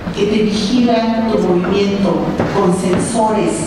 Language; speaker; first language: Spanish; early bilingual, heritage; Spanish